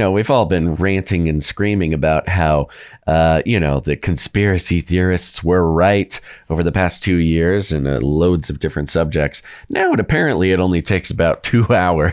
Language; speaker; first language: English; native; English